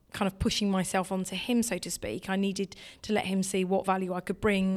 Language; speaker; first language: English; native; English